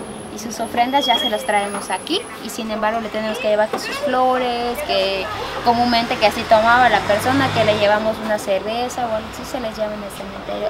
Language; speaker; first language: Spanish; native; Spanish